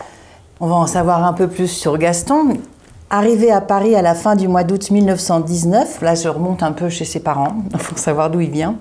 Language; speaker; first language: French; native; French